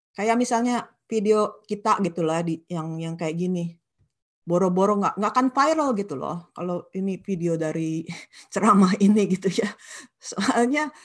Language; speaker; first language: Indonesian; non-native, local second language; Sundanese